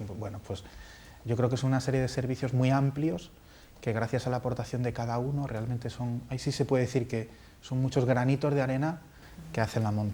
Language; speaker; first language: Spanish; native; Spanish